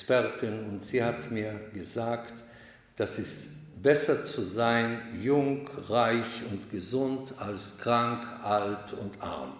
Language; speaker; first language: German; non-native, fluent; Hebrew